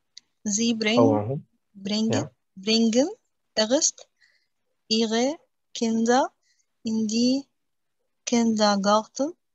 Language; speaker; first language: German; non-native, learner; Arabic